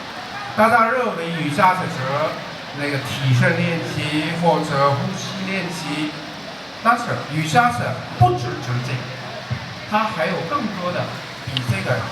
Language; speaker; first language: Chinese; non-native, fluent; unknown